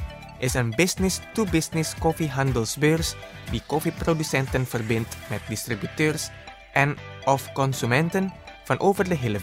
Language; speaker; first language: Dutch; non-native, fluent; Indonesian